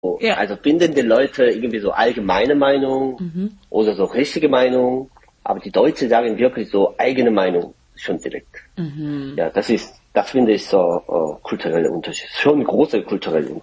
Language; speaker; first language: German; non-native, fluent; Korean